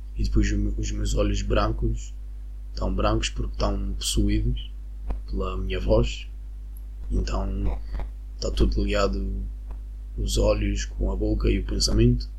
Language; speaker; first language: Portuguese; non-native, fluent; Spanish